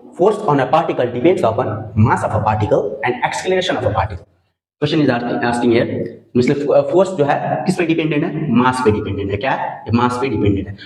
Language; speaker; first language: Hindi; non-native, local second language; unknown